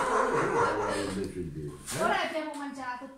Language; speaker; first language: Italian; non-native, learner; Thai